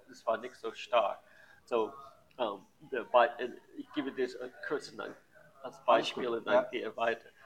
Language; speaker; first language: German; non-native, learner; English